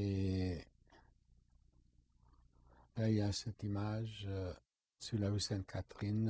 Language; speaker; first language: French; non-native, fluent; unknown